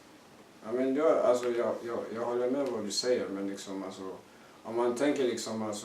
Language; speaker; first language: Swedish; non-native, learner; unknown